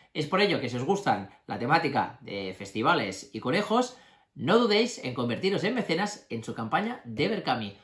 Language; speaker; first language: Spanish; native; Spanish